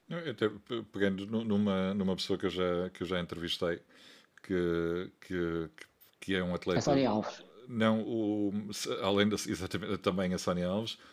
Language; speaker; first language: Portuguese; native; Portuguese